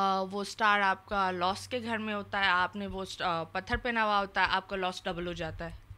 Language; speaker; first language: Urdu; non-native, fluent; English